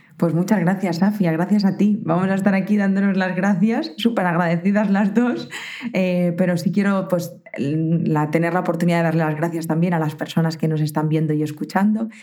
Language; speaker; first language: Spanish; native; Spanish